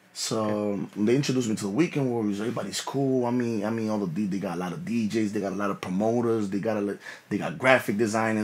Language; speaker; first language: English; early bilingual, other home language; Spanish